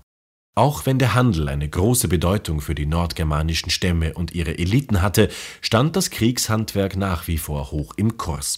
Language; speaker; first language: German; native; German